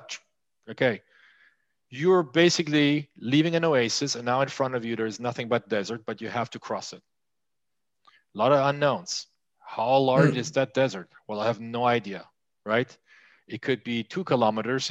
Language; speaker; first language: English; non-native, fluent; Swiss German